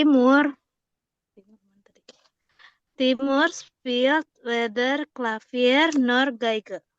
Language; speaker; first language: German; non-native, learner; Indonesian